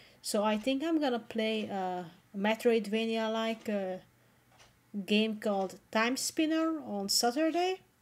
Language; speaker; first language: English; non-native, fluent; Hungarian